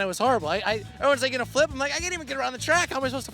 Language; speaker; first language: English; native; English